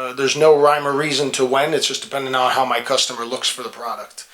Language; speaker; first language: English; native; English